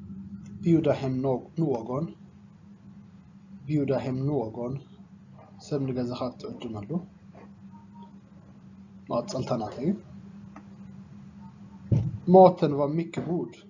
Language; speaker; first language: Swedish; non-native, fluent; Tigrinya